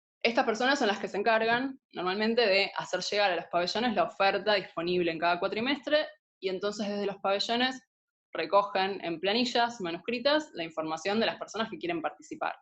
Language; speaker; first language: Spanish; native; Spanish